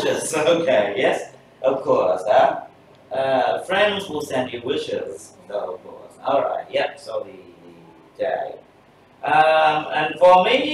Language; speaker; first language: English; non-native, fluent; Vietnamese